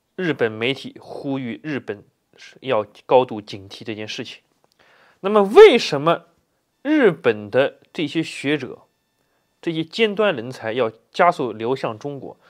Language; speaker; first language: Chinese; native; Chinese